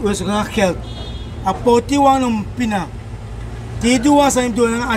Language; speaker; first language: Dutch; non-native, local second language; Sranan Tongo